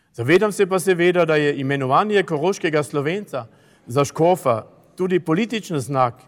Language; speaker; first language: Slovenian; native; Slovenian